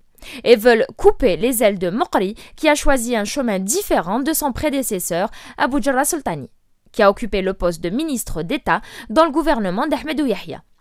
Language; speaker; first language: French; non-native, local second language; Arabic